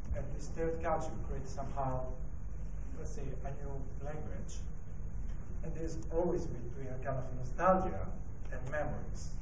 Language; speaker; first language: English; non-native, learner; Italian